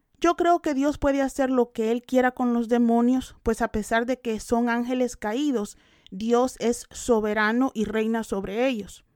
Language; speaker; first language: Spanish; native; Spanish